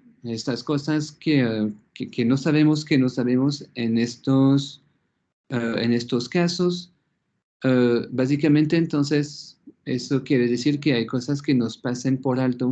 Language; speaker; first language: Spanish; non-native, fluent; French